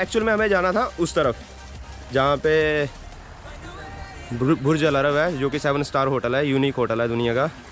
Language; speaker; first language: Hindi; native; Hindi